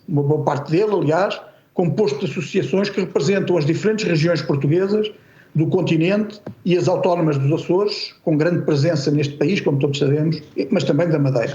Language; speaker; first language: Portuguese; native; Portuguese